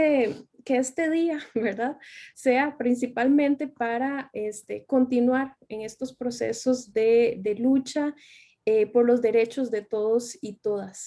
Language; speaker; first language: Spanish; native; Spanish